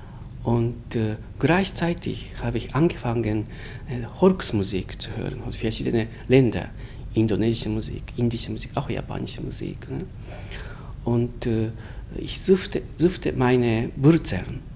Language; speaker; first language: German; non-native, learner; Japanese